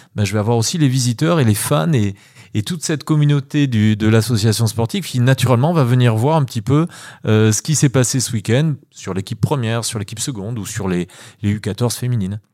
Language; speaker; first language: French; native; French